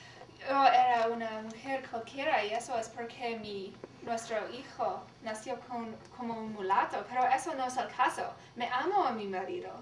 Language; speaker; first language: Spanish; non-native, learner; English